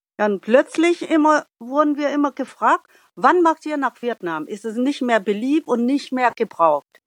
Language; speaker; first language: German; non-native, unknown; Vietnamese